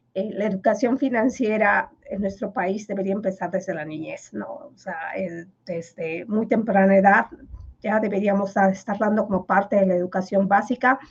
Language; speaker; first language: Spanish; non-native, local second language; Yucateco